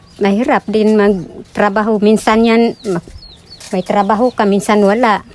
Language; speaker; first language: Filipino; non-native, local second language; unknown